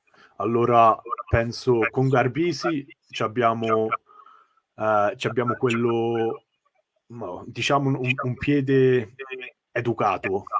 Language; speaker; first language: Italian; early bilingual, heritage; English